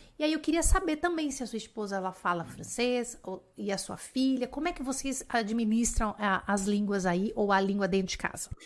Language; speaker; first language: Portuguese; native; Portuguese